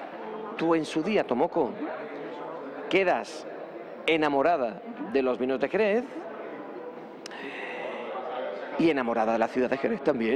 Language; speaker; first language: Spanish; native; Spanish